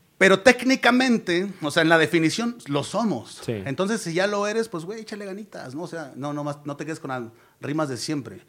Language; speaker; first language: Spanish; native; Spanish